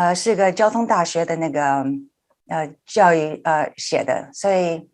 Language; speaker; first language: Chinese; early bilingual, heritage; Chinese